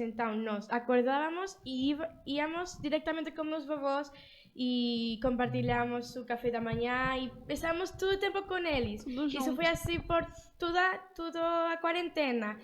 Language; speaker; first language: Portuguese; early bilingual, other home language; Spanish